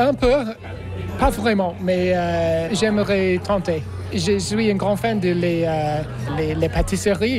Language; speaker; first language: French; non-native, learner; English